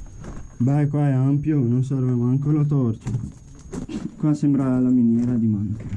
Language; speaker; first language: Italian; native; Italian